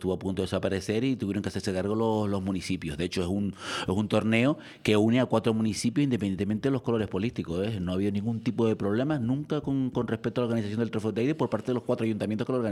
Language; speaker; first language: Spanish; native; Spanish